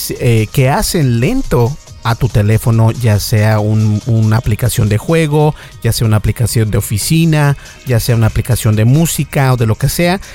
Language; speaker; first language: Spanish; native; Spanish